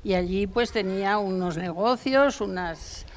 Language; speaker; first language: Spanish; native; Spanish